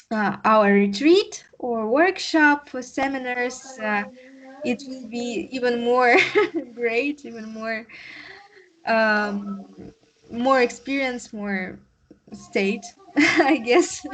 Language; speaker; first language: English; non-native, learner; Russian